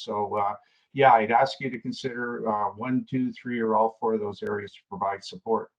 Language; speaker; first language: English; native; English